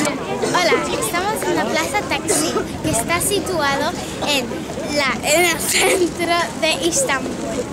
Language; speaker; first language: Spanish; non-native, learner; English